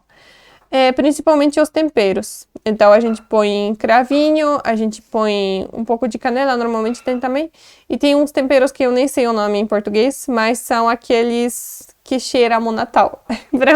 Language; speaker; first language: Portuguese; non-native, fluent; Polish